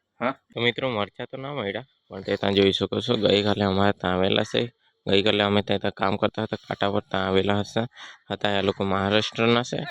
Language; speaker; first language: Gujarati; non-native, local second language; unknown